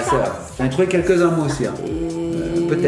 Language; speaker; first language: French; native; French